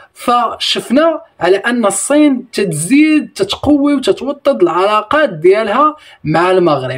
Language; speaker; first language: Arabic; native; Arabic